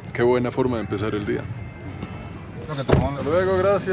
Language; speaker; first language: Spanish; native; Spanish